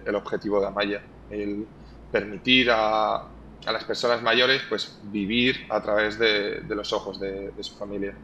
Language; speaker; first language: Spanish; native; Spanish